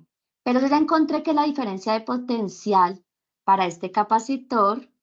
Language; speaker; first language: Spanish; native; Spanish